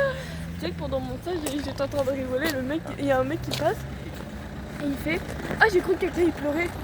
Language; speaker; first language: French; native; French